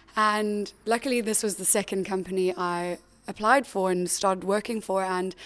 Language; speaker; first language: English; native; English